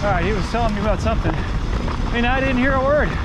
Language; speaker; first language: English; native; English